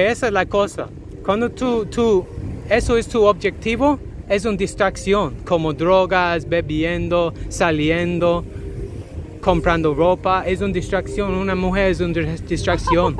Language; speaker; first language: Spanish; non-native, learner; English